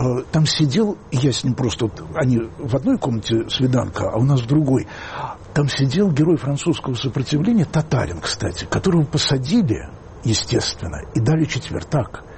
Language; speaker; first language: Russian; native; Russian